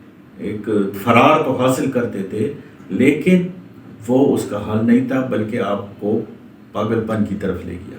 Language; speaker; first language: Urdu; native; Urdu